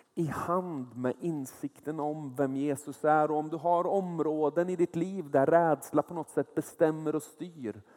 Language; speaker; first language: Swedish; native; Swedish